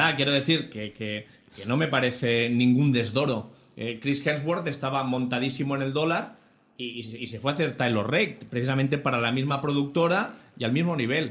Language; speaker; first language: Spanish; native; Spanish